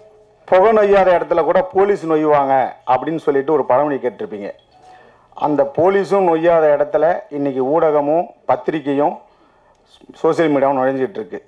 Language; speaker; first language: Tamil; native; Tamil